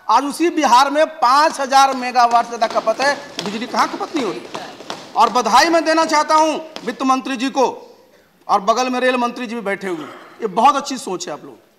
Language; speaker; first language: Hindi; native; Hindi